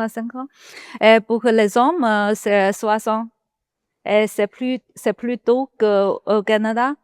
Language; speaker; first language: French; non-native, learner; Chinese